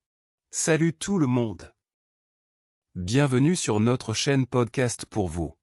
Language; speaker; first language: French; non-native, local second language; Arabic